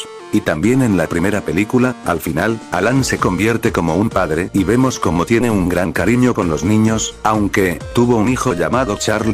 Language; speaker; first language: Spanish; native; Spanish